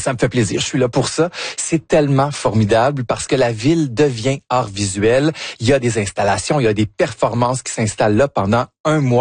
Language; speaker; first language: French; native; French